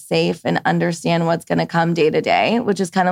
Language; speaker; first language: English; early bilingual, other home language; Persian